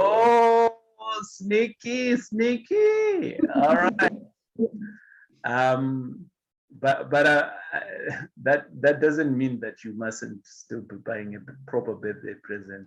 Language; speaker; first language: English; non-native, local second language; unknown